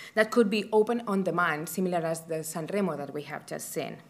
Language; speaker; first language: English; non-native, fluent; Spanish